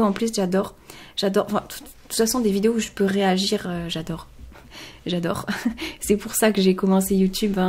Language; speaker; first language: French; native; French